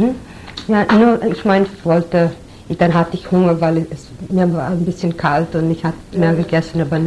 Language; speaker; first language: German; non-native, learner; English